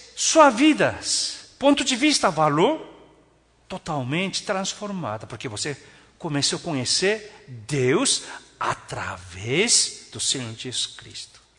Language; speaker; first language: Portuguese; non-native, fluent; Korean